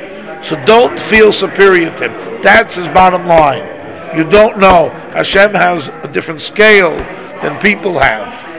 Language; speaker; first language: English; native; English